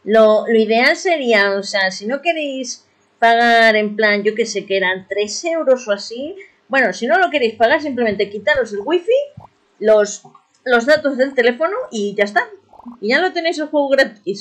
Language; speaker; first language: Spanish; native; Spanish